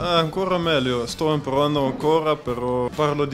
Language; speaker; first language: Italian; non-native, learner; Dutch